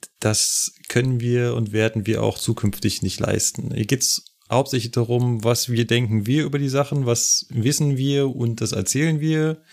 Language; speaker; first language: German; native; German